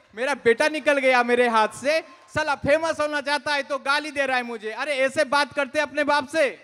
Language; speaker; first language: Hindi; non-native, local second language; Odia